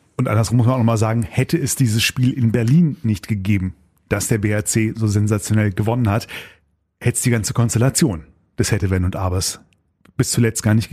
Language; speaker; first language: German; native; German